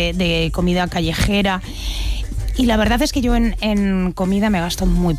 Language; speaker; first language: Spanish; native; Spanish